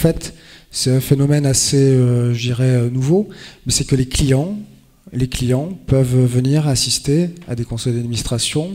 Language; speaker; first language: French; native; French